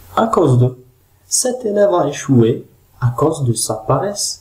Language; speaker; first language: French; non-native, local second language; Arabic